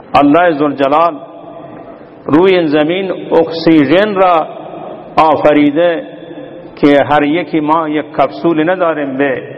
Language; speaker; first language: Persian; non-native, local second language; Baluchi